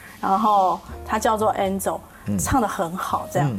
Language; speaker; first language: Chinese; native; Chinese